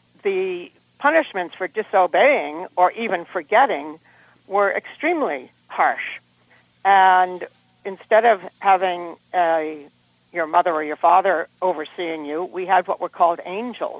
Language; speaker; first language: English; native; English